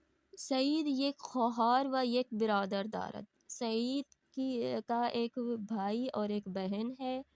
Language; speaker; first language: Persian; non-native, learner; Urdu